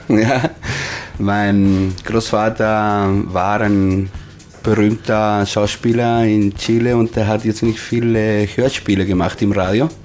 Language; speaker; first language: German; early bilingual, other home language; Spanish